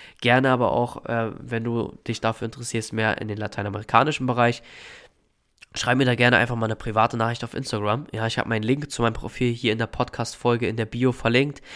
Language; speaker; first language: German; native; German